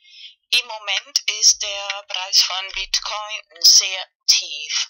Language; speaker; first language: German; non-native, fluent; Spanish